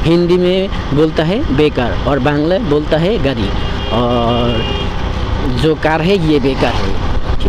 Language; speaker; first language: Hindi; non-native, learner; Bangla